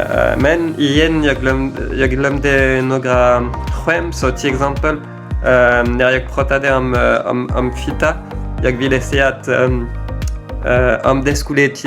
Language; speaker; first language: Swedish; non-native, learner; French